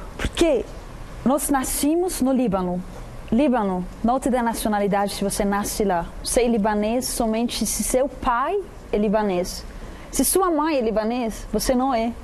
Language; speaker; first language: Portuguese; non-native, fluent; Arabic